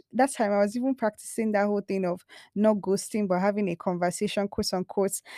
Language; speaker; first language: English; non-native, local second language; Yoruba